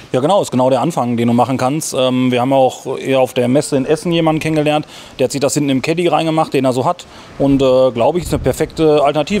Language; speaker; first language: German; native; German